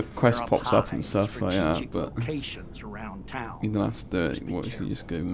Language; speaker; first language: English; native; English